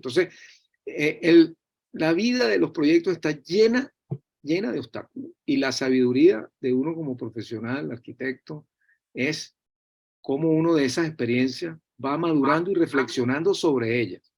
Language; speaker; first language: Spanish; native; Spanish